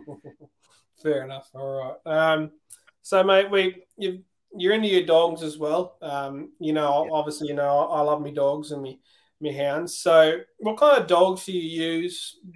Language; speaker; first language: English; native; English